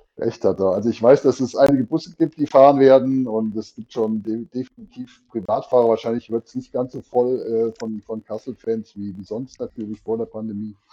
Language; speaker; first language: German; native; German